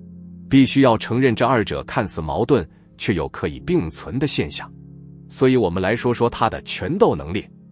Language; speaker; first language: Chinese; native; Chinese